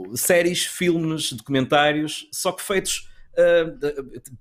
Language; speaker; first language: Portuguese; native; Portuguese